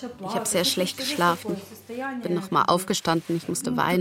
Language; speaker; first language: German; non-native, fluent; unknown